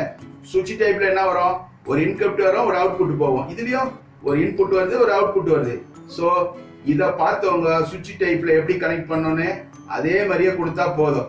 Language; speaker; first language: Tamil; native; Tamil